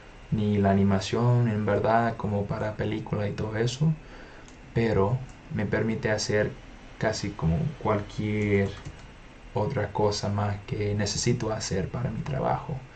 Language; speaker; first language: Spanish; non-native, fluent; English